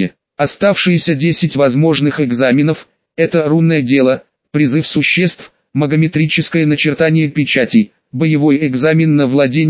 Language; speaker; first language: Russian; native; Russian